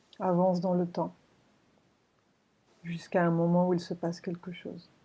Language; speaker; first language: French; native; French